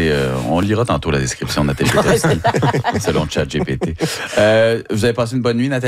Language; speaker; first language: French; native; French